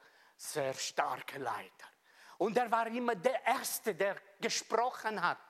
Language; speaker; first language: German; non-native, fluent; Italian